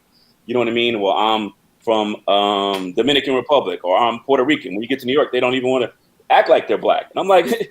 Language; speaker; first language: English; native; English